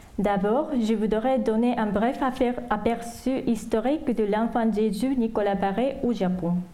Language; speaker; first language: French; non-native, fluent; Japanese